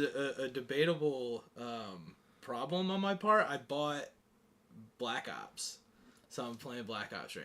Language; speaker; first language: English; native; English